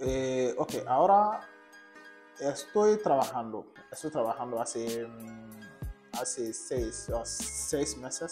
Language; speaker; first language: Spanish; non-native, learner; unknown